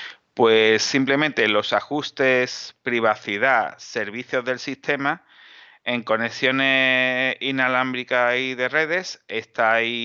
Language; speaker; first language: Spanish; native; Spanish